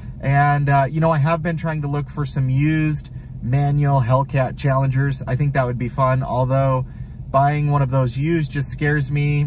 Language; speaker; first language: English; native; English